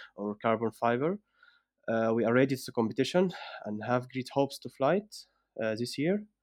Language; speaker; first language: English; non-native, fluent; Arabic